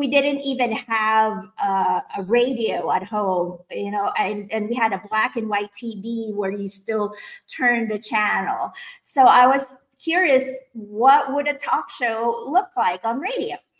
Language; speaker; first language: English; non-native, local second language; Filipino